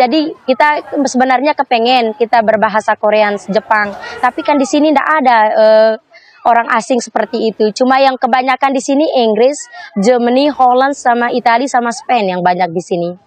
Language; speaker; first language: Indonesian; non-native, local second language; Sasak